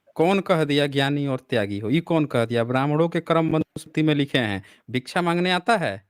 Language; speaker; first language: Hindi; native; Hindi